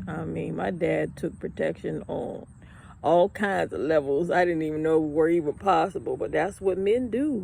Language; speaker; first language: English; native; English